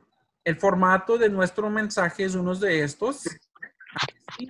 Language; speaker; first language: Spanish; early bilingual, heritage; Spanish